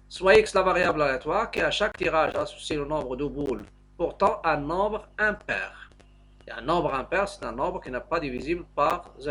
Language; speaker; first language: French; non-native, local second language; Arabic